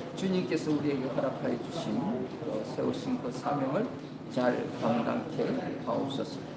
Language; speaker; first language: Korean; native; Korean